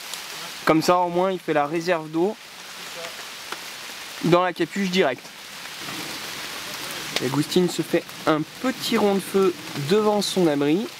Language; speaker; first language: French; native; French